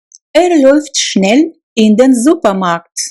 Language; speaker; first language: German; non-native, fluent; Russian